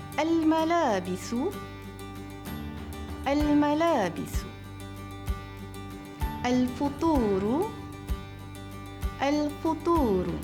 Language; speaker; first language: Arabic; non-native, fluent; Malay